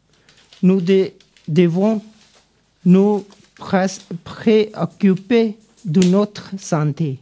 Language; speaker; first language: French; non-native, learner; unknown